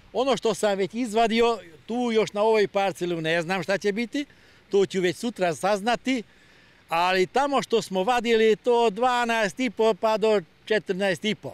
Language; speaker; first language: Serbian; non-native, local second language; Hungarian